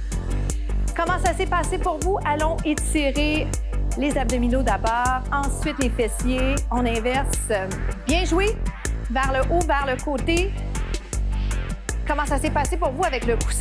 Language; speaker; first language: French; native; French